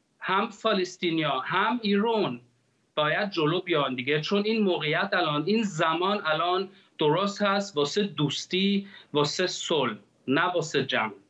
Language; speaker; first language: Persian; early bilingual, heritage; Persian